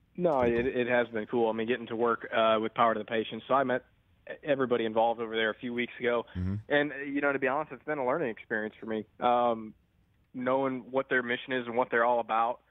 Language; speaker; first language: English; native; English